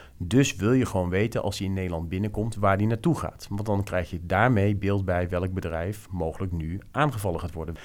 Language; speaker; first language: Dutch; native; Dutch